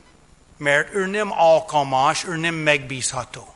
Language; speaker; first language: Hungarian; non-native, fluent; English